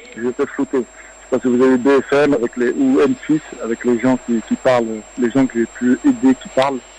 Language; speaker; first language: French; early bilingual, other home language; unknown